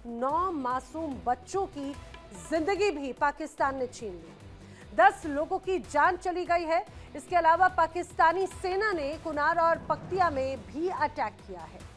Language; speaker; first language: Hindi; native; Hindi